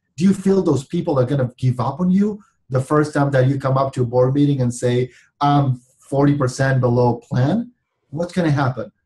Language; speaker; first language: English; non-native, fluent; Spanish